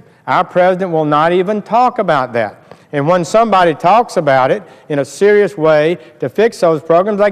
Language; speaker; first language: English; native; English